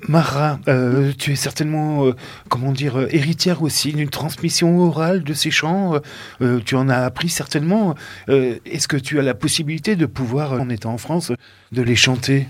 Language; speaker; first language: French; native; French